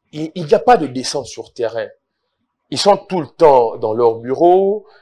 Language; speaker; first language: French; non-native, local second language; Lingala